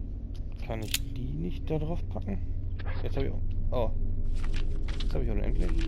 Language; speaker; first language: German; native; German